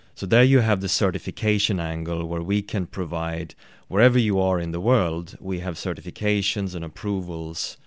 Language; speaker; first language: English; non-native, fluent; Swedish